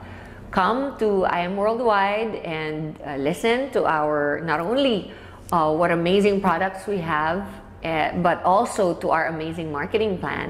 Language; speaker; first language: English; non-native, local second language; Filipino